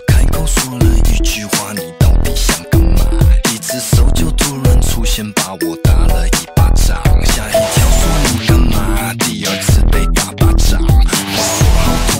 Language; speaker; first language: Chinese; native; Chinese